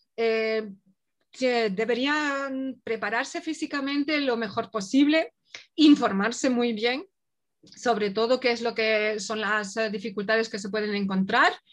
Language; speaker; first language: Spanish; early bilingual, other home language; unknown